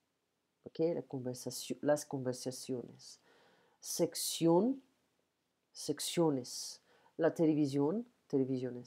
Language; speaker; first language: Spanish; non-native, learner; French